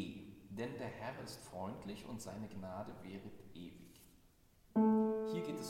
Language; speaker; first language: German; native; German